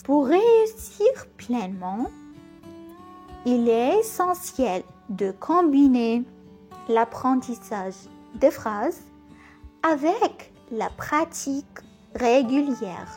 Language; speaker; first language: French; non-native, local second language; Arabic